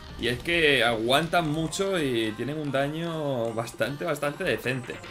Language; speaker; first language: Spanish; native; Spanish